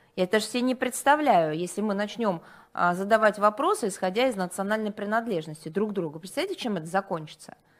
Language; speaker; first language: Russian; native; Russian